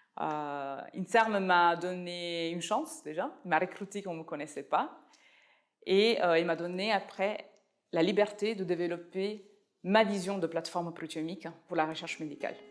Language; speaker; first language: French; non-native, fluent; Italian